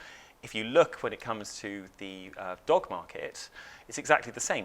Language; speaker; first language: English; native; English